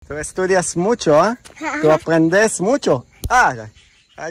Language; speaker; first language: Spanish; non-native, learner; English